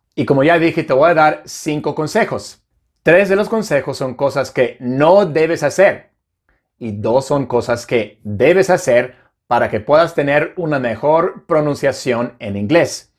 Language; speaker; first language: Spanish; non-native, fluent; English